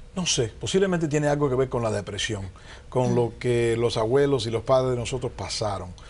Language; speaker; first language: Spanish; early bilingual, heritage; Spanish